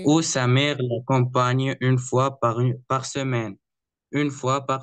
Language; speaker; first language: French; non-native, learner; Arabic